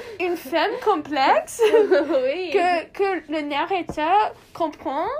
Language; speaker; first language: French; non-native, learner; English